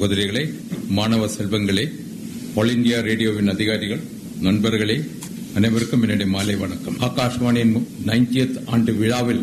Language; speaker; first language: Tamil; native; Tamil